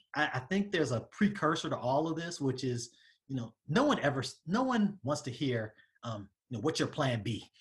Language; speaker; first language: English; native; English